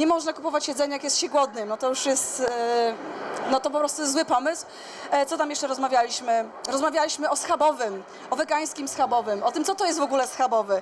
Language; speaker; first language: Polish; native; Polish